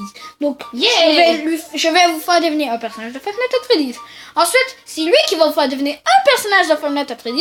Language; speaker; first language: French; native; French